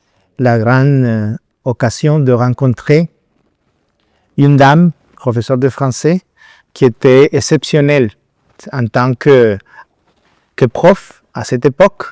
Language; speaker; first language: French; non-native, fluent; Spanish